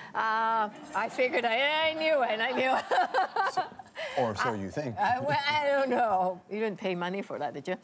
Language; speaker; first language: English; native; English